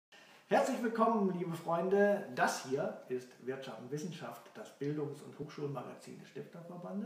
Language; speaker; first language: German; native; German